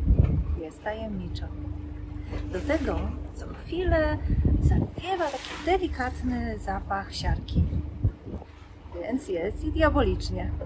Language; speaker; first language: Polish; native; Polish